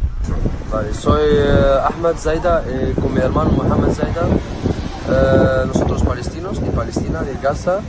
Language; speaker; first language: Spanish; non-native, learner; Arabic